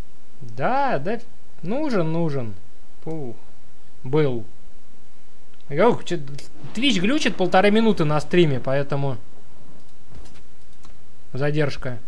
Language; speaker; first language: Russian; native; Russian